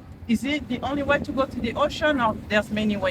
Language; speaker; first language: English; non-native, learner; French